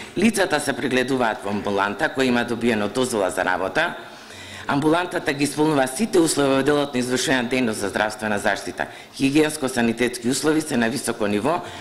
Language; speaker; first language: Macedonian; native; Macedonian